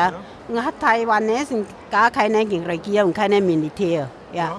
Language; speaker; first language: German; non-native, fluent; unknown